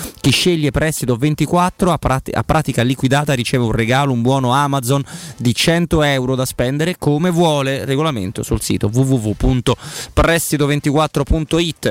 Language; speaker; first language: Italian; native; Italian